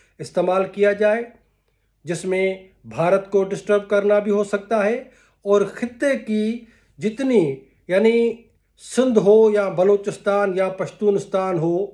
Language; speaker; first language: Urdu; non-native, local second language; Sindhi